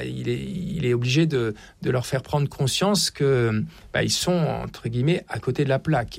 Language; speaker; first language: French; native; French